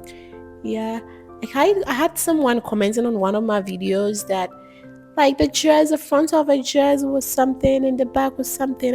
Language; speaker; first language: English; non-native, local second language; Akan